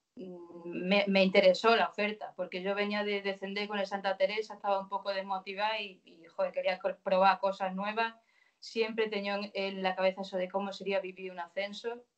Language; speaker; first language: Spanish; native; Spanish